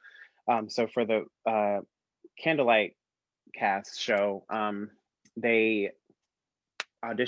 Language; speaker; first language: English; native; English